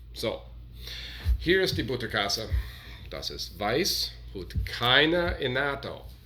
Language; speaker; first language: German; non-native, learner; English